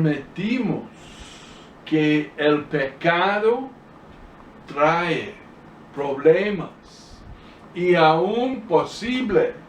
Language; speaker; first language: Spanish; non-native, fluent; English